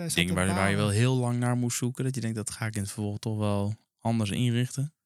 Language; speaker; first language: Dutch; native; Dutch